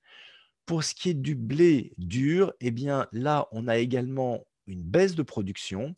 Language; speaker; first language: French; native; French